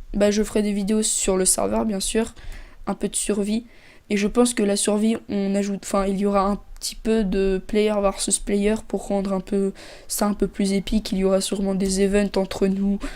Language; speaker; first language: French; native; French